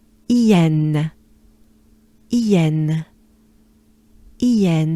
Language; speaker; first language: French; native; French